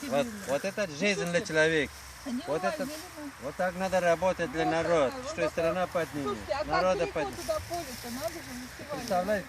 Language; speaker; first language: Russian; non-native, learner; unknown